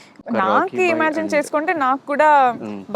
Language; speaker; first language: Telugu; non-native, learner; Kannada